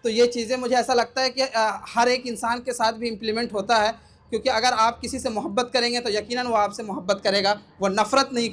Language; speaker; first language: Hindi; native; Hindi